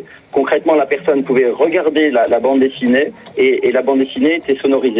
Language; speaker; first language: French; native; French